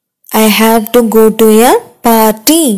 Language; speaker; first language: English; non-native, local second language; Tamil